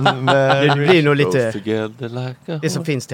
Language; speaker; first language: Swedish; native; Swedish